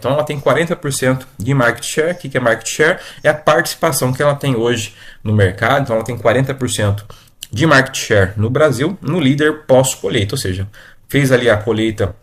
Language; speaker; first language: Portuguese; native; Portuguese